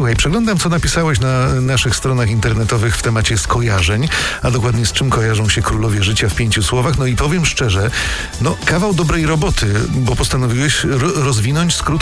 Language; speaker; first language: Polish; native; Polish